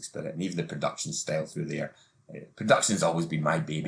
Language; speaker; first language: English; native; English